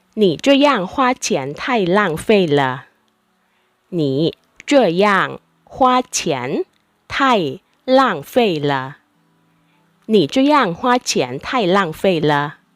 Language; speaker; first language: Chinese; non-native, fluent; Thai